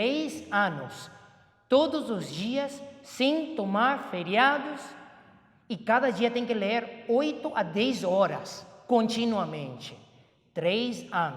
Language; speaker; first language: Portuguese; non-native, fluent; Chinese